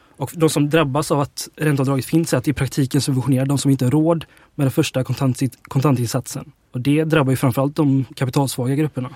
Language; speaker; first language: Swedish; early bilingual, other home language; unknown